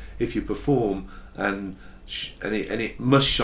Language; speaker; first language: English; native; English